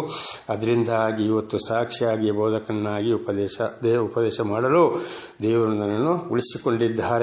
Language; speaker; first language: Kannada; native; Kannada